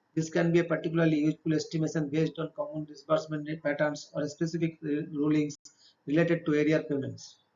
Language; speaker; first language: English; non-native, local second language; Bangla